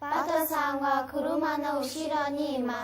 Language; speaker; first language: Japanese; non-native, learner; Mongolian